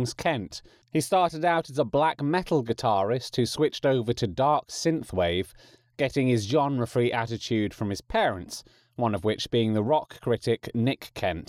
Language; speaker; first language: English; native; English